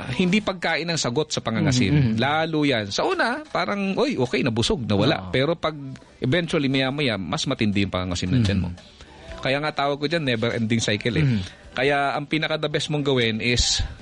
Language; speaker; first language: Filipino; native; Filipino